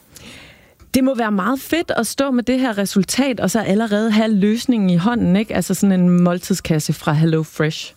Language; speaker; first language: Danish; native; Danish